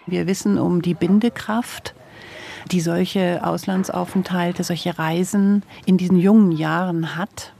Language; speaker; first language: German; native; German